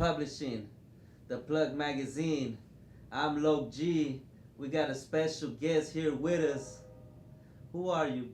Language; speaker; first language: English; native; English